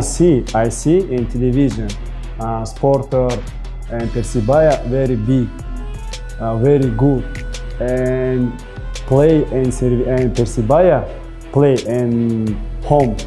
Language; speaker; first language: English; non-native, learner; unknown